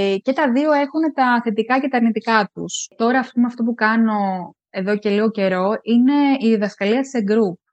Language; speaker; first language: Greek; native; Greek